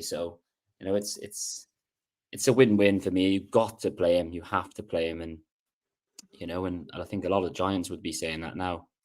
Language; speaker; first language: English; native; English